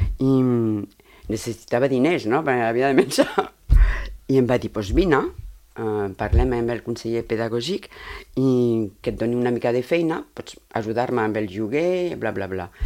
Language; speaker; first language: Catalan; early bilingual, heritage; Catalan